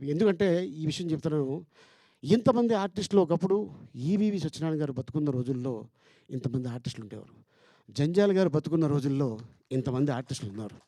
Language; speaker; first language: Telugu; native; Telugu